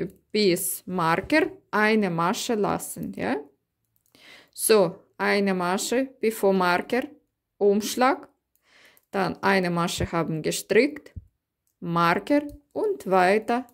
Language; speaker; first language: German; non-native, learner; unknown